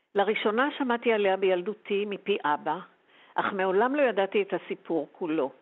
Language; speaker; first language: Hebrew; native; Hebrew